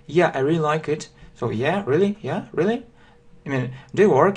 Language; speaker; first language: English; non-native, fluent; Russian